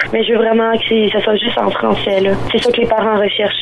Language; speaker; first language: French; native; French